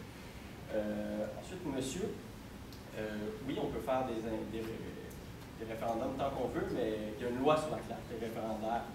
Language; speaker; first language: French; native; French